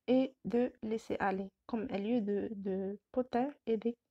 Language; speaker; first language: French; non-native, local second language; Arabic